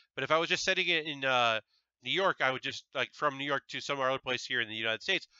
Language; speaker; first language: English; native; English